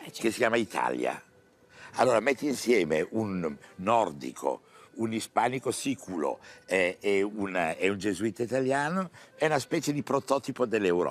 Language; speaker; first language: Italian; native; Italian